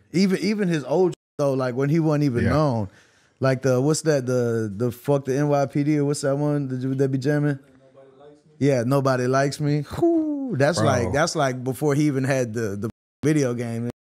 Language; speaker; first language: English; native; English